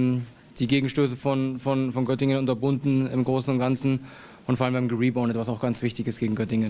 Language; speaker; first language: German; native; German